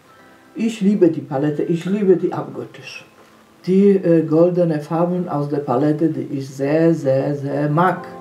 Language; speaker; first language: German; non-native, fluent; Polish